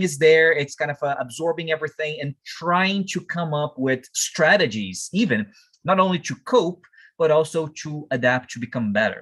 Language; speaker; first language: English; non-native, fluent; Portuguese